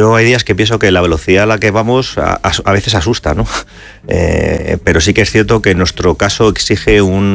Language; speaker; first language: Spanish; native; Spanish